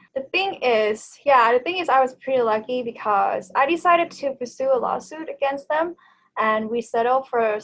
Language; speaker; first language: English; non-native, fluent; Thai